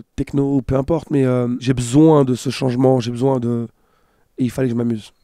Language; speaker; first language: French; native; French